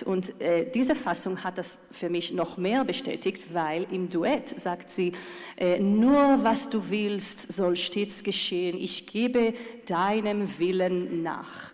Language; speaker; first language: German; non-native, fluent; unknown